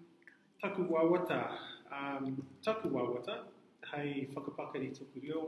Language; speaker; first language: Māori; non-native, learner; English